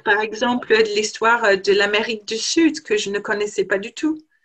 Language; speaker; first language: French; non-native, fluent; English